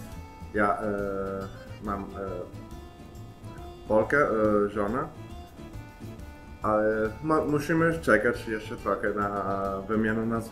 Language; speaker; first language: Polish; non-native, learner; Italian